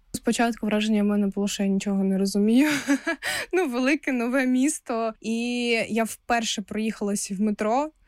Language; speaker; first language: Ukrainian; non-native, local second language; Russian